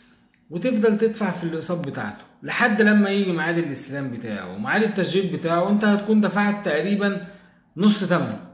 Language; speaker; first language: Arabic; native; Arabic